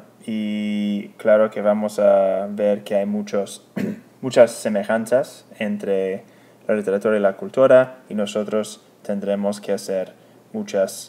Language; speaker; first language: Spanish; non-native, fluent; English